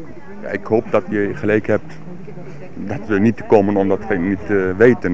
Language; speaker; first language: Dutch; non-native, learner; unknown